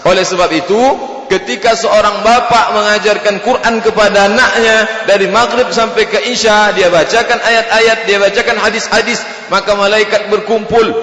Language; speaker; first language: Malay; native; Malay